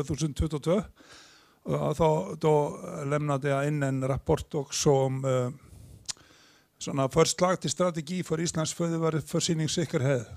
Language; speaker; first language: Swedish; non-native, fluent; Icelandic